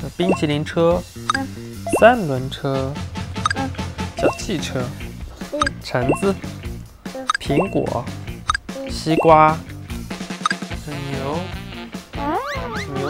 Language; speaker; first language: Chinese; native; Chinese